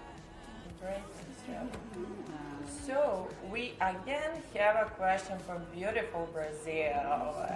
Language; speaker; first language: English; non-native, learner; Serbian